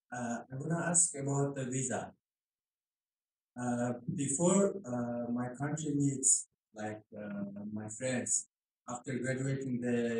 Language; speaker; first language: English; non-native, learner; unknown